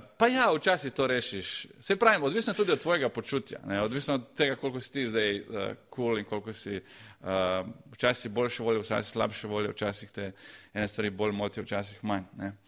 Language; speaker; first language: Slovenian; early bilingual, other home language; Croatian